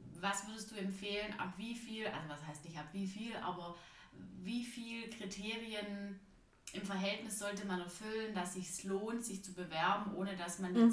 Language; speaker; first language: German; native; German